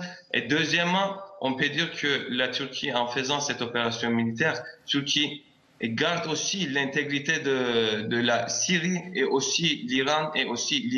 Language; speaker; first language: French; non-native, fluent; Turkish